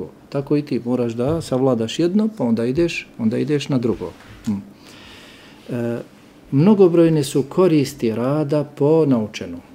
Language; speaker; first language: Serbian; native; Serbian